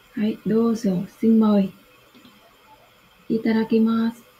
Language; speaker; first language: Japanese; non-native, fluent; Vietnamese